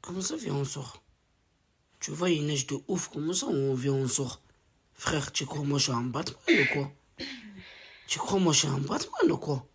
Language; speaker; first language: French; non-native, learner; Arabic